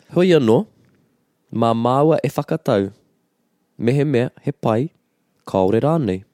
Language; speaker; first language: Māori; non-native, local second language; English